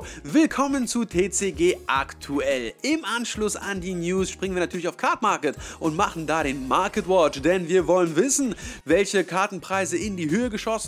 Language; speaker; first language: German; native; German